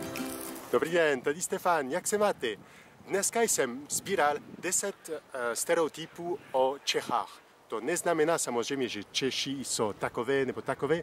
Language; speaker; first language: Czech; non-native, fluent; French